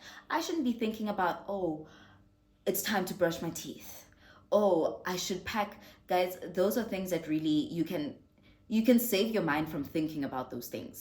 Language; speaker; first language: English; non-native, local second language; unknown